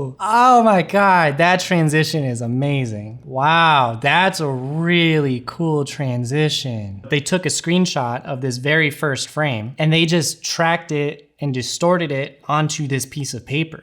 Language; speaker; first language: English; native; English